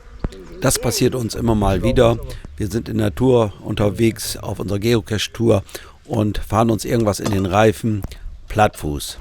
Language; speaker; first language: German; native; German